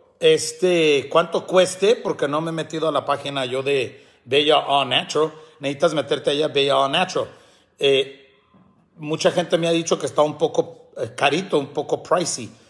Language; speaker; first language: Spanish; early bilingual, heritage; Spanish